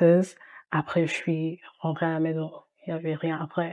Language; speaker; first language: French; early bilingual, heritage; French